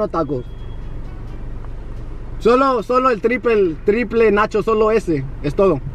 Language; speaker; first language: Spanish; early bilingual, heritage; Spanish